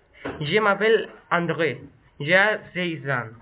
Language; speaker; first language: French; non-native, learner; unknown